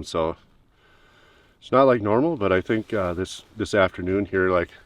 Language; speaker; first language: English; native; English